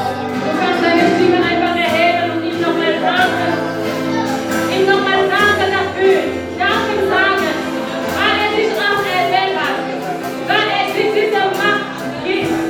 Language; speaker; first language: German; non-native, learner; French